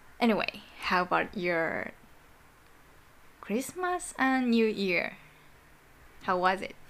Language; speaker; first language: English; non-native, learner; Japanese